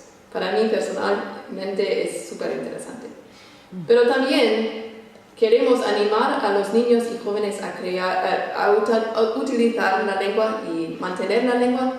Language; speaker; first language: Spanish; non-native, fluent; English